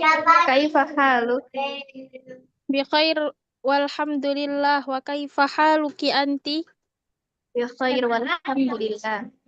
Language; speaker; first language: Arabic; non-native, learner; Indonesian